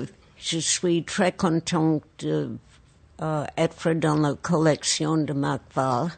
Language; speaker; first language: French; non-native, fluent; English